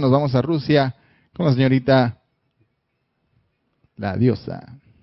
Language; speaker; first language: Spanish; native; Spanish